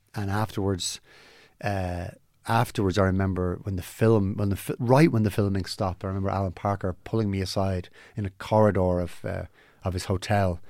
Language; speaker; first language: English; native; English